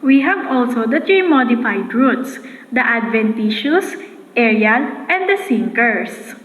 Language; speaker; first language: English; non-native, local second language; Filipino